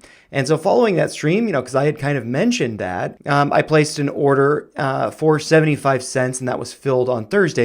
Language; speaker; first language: English; native; English